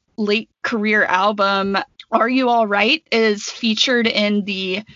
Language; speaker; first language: English; native; English